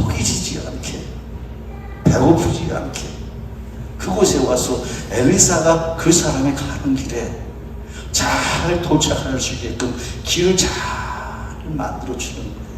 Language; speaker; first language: Korean; native; Korean